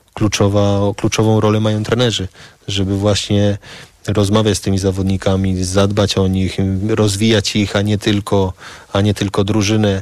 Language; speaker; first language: Polish; early bilingual, heritage; Polish